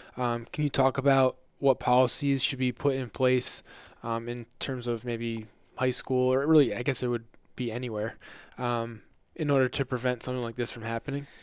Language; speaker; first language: English; native; English